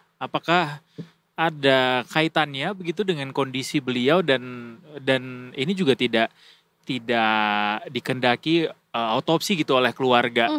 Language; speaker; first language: Indonesian; native; Indonesian